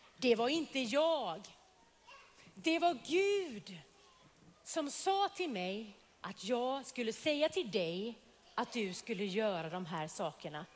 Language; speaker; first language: Swedish; native; Swedish